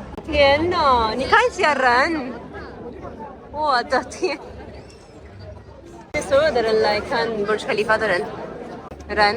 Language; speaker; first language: Chinese; non-native, fluent; Urdu